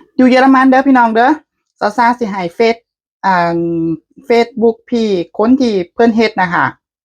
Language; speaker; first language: Thai; native; Thai